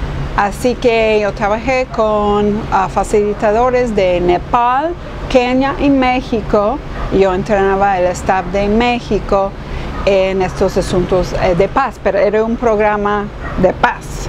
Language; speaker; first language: Spanish; non-native, fluent; English